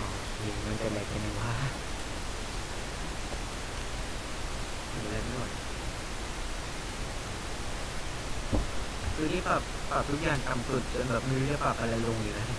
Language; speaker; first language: Thai; native; Thai